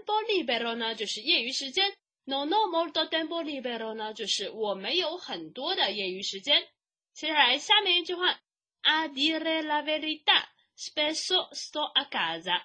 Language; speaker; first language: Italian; non-native, fluent; Chinese